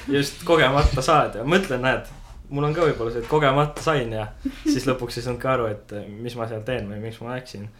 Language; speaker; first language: Estonian; native; Estonian